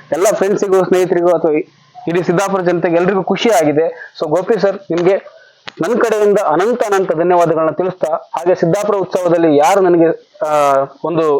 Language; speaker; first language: Kannada; native; Kannada